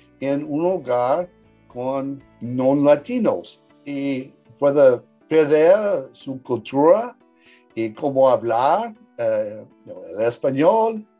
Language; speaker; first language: Spanish; early bilingual, heritage; English